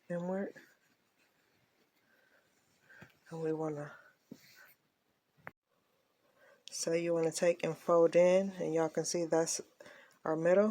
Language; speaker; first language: English; native; English